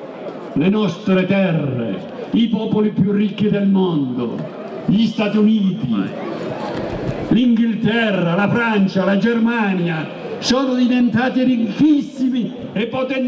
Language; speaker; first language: Italian; native; Italian